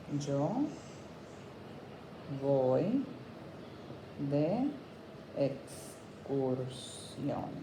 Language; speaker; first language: Spanish; non-native, fluent; English